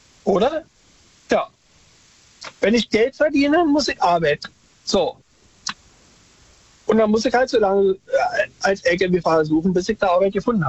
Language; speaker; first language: German; native; German